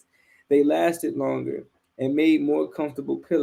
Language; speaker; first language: English; native; English